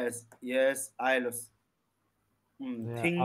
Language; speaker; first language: English; non-native, learner; Chinese